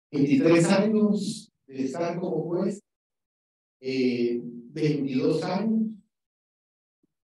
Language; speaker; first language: Spanish; native; Spanish